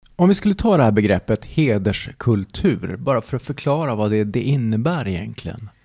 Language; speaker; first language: Swedish; native; Swedish